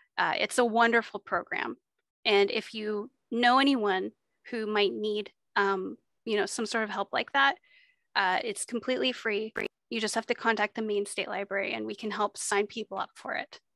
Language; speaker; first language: English; native; English